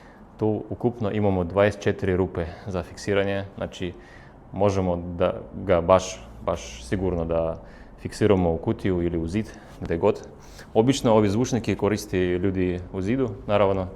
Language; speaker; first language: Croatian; non-native, fluent; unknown